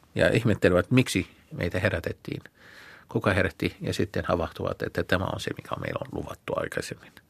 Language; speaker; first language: Finnish; non-native, fluent; Arabic